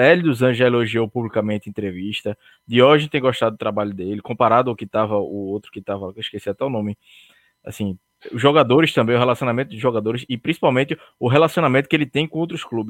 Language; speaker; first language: Portuguese; native; Portuguese